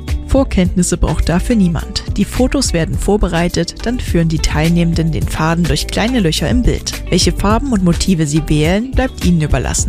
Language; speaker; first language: German; native; German